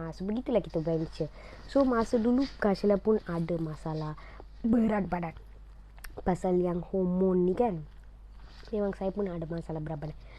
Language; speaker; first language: Malay; non-native, local second language; Tamil